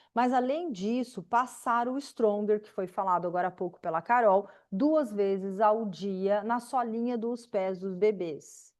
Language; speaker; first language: Portuguese; native; Portuguese